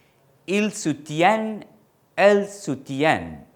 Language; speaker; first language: French; non-native, fluent; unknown